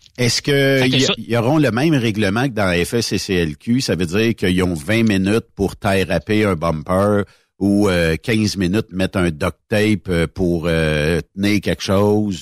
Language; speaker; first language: French; native; French